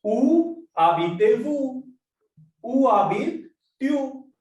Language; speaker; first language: French; non-native, learner; Hindi